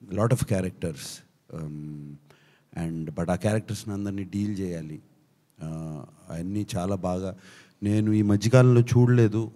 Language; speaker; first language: Telugu; native; Telugu